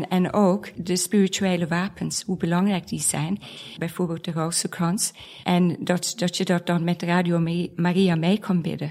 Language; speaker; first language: Dutch; non-native, fluent; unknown